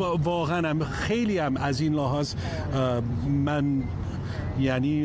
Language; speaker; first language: Persian; early bilingual, heritage; English